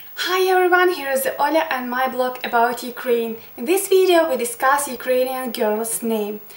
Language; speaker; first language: English; non-native, learner; Ukrainian